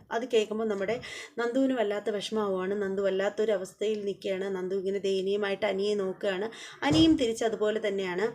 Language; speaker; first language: Malayalam; native; Malayalam